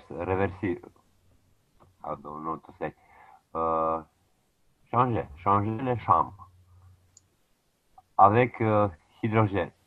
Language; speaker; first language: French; non-native, learner; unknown